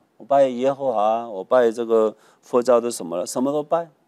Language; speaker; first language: Chinese; non-native, fluent; Korean